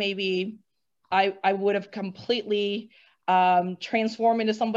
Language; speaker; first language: English; native; English